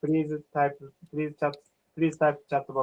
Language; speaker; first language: English; non-native, learner; Japanese